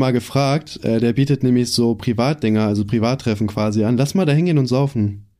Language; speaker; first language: German; native; German